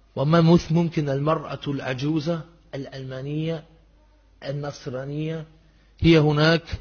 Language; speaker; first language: Arabic; non-native, fluent; German